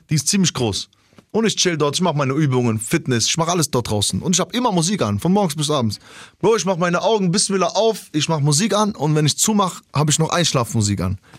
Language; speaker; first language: German; early bilingual, other home language; Albanian